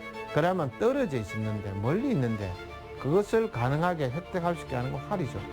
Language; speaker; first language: Korean; native; Korean